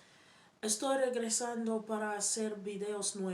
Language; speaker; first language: Spanish; non-native, learner; English